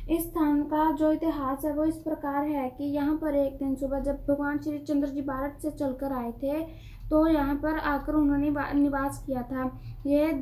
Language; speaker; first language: Hindi; non-native, local second language; Punjabi